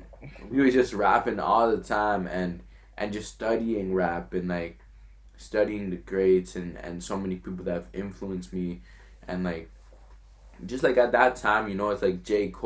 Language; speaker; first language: English; non-native, fluent; French